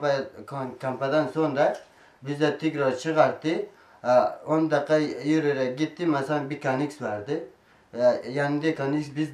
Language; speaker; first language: Turkish; non-native, learner; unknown